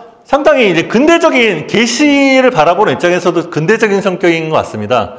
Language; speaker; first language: Korean; native; Korean